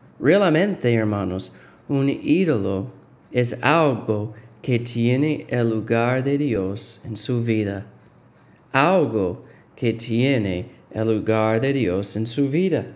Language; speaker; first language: Spanish; non-native, fluent; English